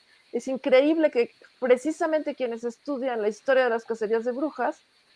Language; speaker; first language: Spanish; native; Spanish